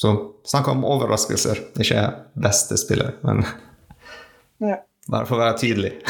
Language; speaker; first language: Norwegian; non-native, learner; French